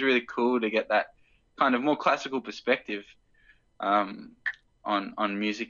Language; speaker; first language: English; native; English